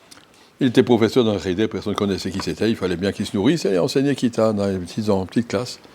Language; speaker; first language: French; native; French